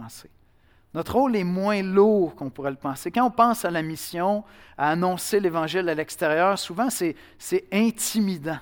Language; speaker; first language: French; native; French